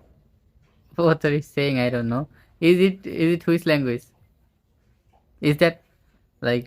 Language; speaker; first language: English; non-native, fluent; Bangla